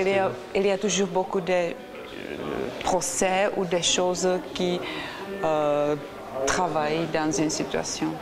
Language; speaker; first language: French; non-native, learner; Czech